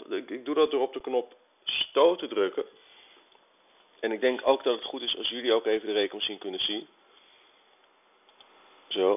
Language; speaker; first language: Dutch; native; Dutch